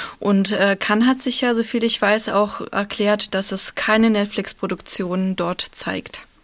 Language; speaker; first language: German; early bilingual, other home language; Russian